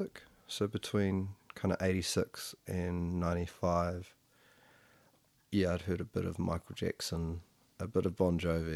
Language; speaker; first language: English; native; English